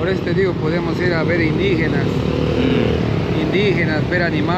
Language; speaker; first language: Spanish; native; Spanish